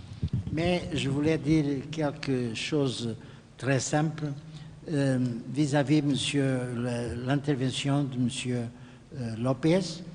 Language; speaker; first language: French; non-native, fluent; Portuguese